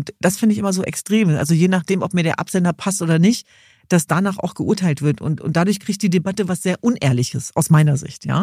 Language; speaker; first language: German; early bilingual, other home language; Kurdish